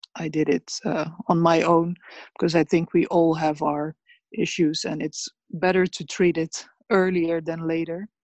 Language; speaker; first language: English; early bilingual, other home language; Bosnian